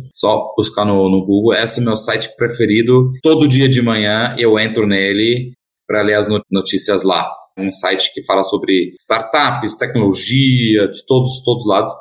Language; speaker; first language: Portuguese; non-native, fluent; German